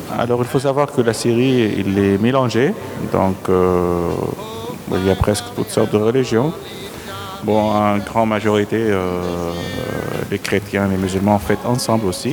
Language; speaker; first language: French; non-native, fluent; Arabic